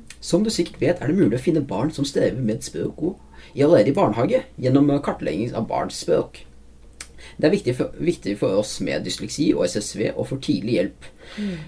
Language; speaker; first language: Norwegian; native; Norwegian